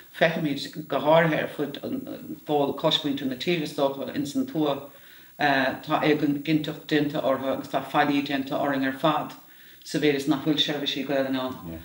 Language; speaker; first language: Irish; native; Irish